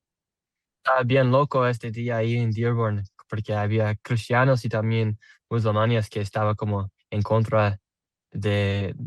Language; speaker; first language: Spanish; non-native, learner; English